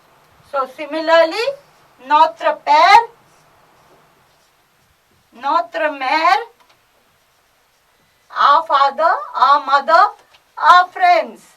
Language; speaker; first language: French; non-native, fluent; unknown